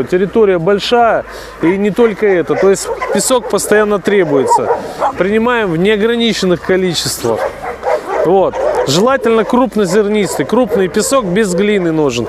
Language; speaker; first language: Russian; native; Russian